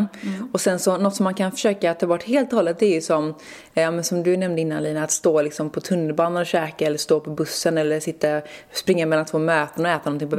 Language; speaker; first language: Swedish; native; Swedish